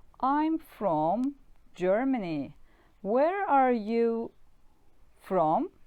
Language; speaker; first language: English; non-native, learner; Turkish